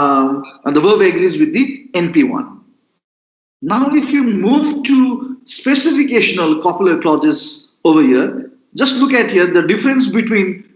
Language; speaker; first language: English; non-native, local second language; Nepali